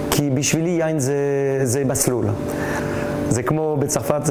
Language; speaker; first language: Hebrew; non-native, fluent; French